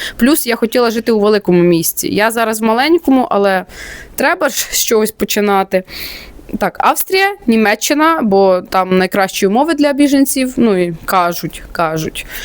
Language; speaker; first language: Ukrainian; non-native, local second language; Russian